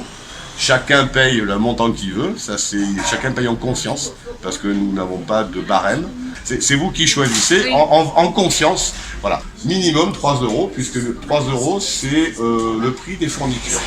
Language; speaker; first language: French; native; French